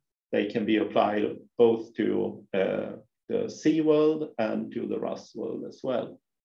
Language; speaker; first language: English; non-native, fluent; Swedish